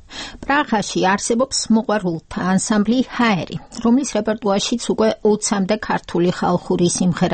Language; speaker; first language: Georgian; native; Georgian